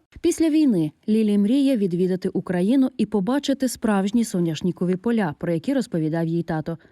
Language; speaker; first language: Ukrainian; native; Ukrainian